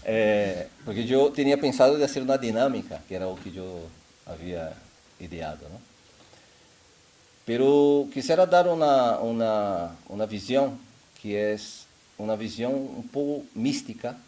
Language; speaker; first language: Spanish; non-native, fluent; Portuguese